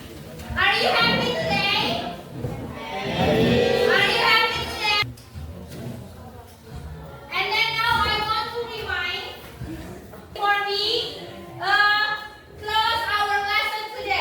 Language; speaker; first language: English; non-native, learner; Indonesian